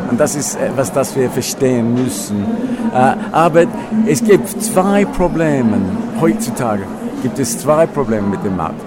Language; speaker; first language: German; non-native, fluent; English